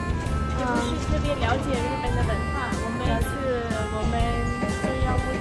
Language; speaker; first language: Chinese; non-native, fluent; Greek